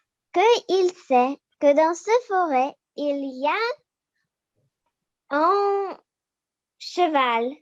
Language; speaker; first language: French; non-native, learner; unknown